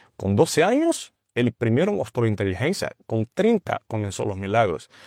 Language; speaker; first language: Spanish; non-native, fluent; Portuguese